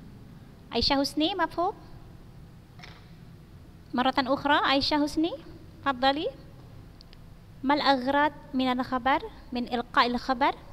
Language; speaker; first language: Arabic; non-native, fluent; Indonesian